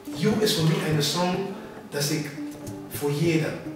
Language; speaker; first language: German; non-native, fluent; Papiamento